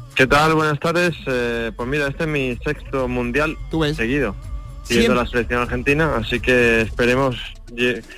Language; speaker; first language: Spanish; non-native, fluent; French